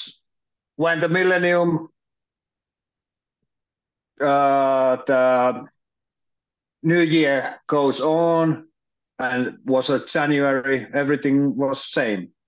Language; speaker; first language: English; non-native, learner; Finnish